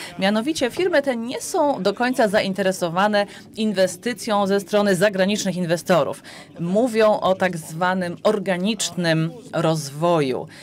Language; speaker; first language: Polish; native; Polish